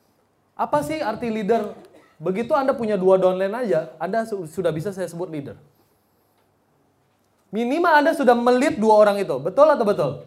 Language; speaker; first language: Indonesian; native; Indonesian